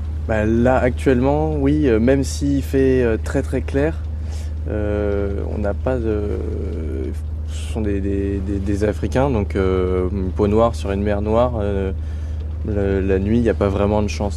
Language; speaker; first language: French; native; French